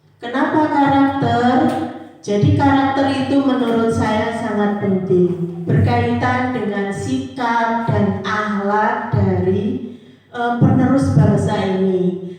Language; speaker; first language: Indonesian; non-native, local second language; Javanese